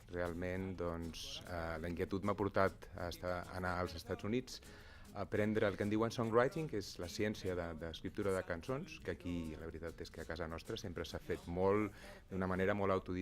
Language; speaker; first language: Catalan; native; Catalan